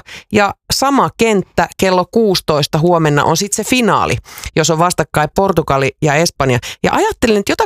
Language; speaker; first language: Finnish; native; Finnish